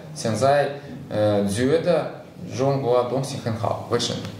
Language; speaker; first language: Chinese; non-native, learner; Russian